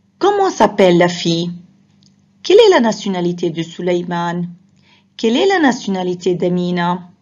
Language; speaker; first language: French; non-native, fluent; Arabic